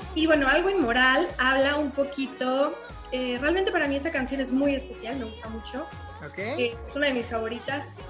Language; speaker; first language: Spanish; native; Spanish